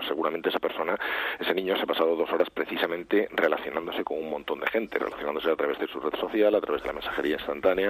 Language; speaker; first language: Spanish; native; Spanish